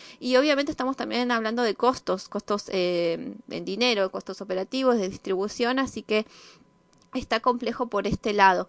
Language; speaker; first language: Spanish; native; Spanish